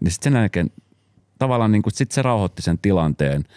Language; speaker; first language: Finnish; early bilingual, other home language; Spanish